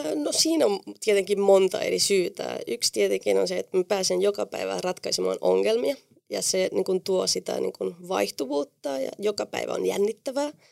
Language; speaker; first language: Finnish; non-native, fluent; Spanish